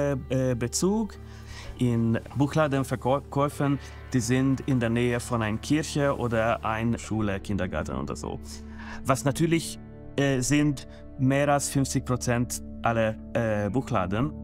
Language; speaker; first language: German; non-native, fluent; Hungarian